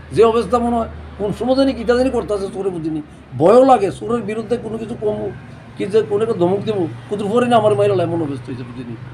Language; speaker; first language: Bangla; native; Bangla